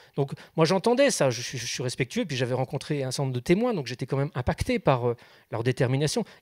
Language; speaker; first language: French; native; French